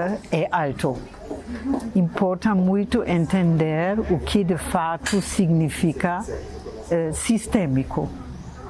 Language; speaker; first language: Portuguese; non-native, fluent; German